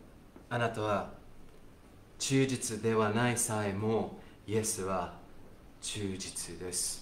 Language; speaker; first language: Japanese; non-native, fluent; English